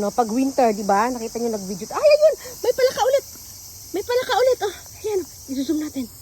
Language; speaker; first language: Filipino; native; Filipino